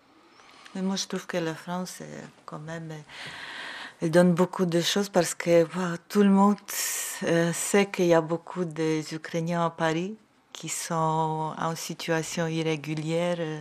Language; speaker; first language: French; non-native, learner; Ukrainian